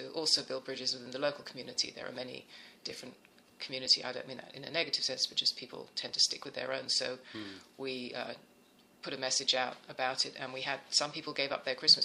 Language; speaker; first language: English; native; English